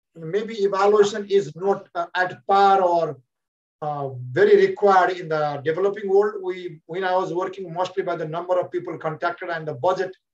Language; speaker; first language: English; non-native, local second language; Nepali